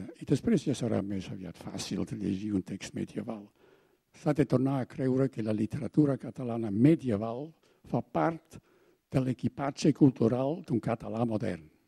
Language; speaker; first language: Catalan; non-native, fluent; German